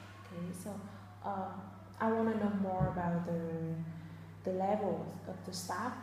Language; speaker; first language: English; non-native, fluent; Vietnamese